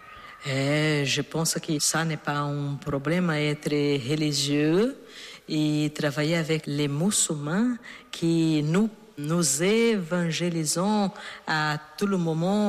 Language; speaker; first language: French; non-native, learner; Portuguese